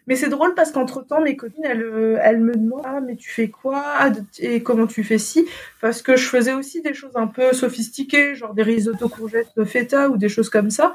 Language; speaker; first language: French; native; French